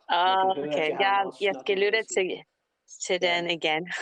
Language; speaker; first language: Danish; non-native, learner; English